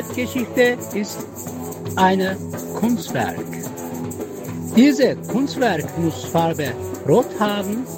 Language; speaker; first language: German; non-native, learner; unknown